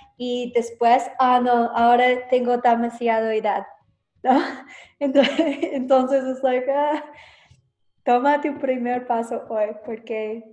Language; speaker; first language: Spanish; non-native, learner; English